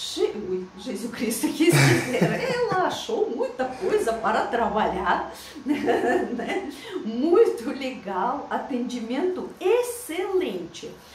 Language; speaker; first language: Portuguese; non-native, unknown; Russian